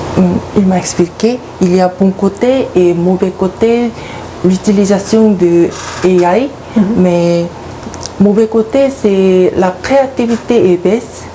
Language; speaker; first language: French; non-native, learner; Korean